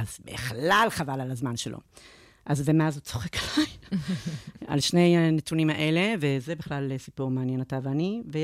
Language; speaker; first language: Hebrew; native; Hebrew